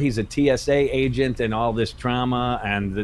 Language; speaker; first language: English; native; English